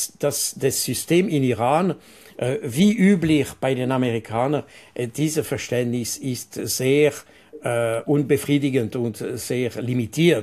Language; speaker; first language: German; non-native, local second language; French